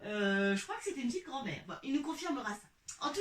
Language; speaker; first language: French; native; French